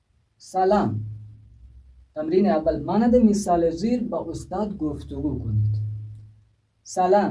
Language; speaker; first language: Persian; non-native, fluent; Urdu